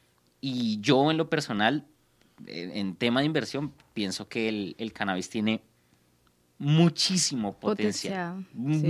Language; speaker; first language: Spanish; native; Spanish